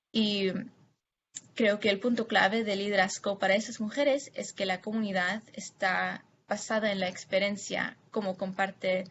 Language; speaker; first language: Spanish; non-native, fluent; English